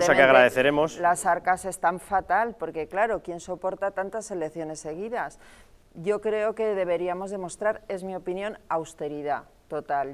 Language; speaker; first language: Spanish; native; Spanish